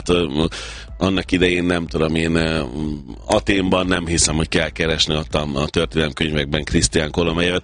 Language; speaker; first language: Hungarian; native; Hungarian